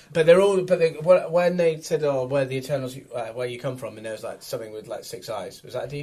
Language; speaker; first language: English; native; English